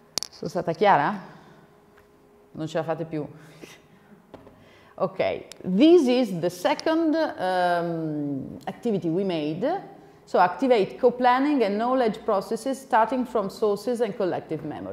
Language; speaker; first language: English; non-native, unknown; Italian